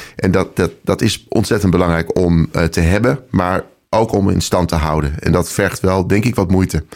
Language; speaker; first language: Dutch; native; Dutch